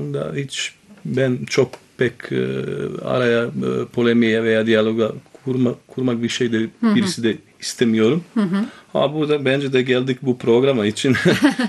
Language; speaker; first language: Turkish; non-native, learner; Bosnian